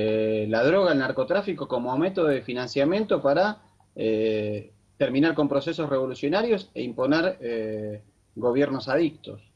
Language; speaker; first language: Spanish; native; Spanish